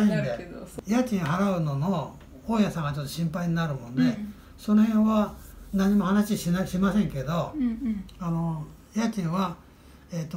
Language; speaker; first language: Japanese; native; Japanese